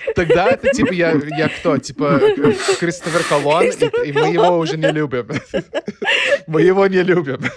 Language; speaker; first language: Russian; non-native, fluent; English